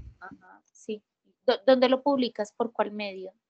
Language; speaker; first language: Spanish; native; Spanish